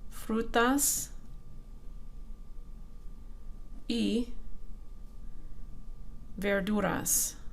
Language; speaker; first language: Spanish; non-native, fluent; English